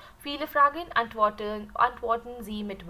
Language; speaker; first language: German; non-native, learner; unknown